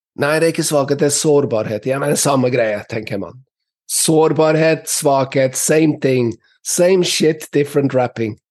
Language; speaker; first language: Norwegian; non-native, fluent; English